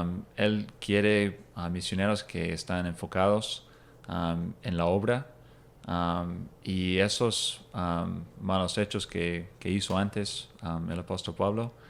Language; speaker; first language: Spanish; non-native, fluent; English